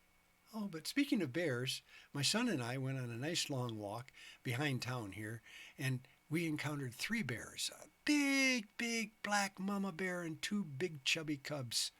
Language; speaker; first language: English; native; English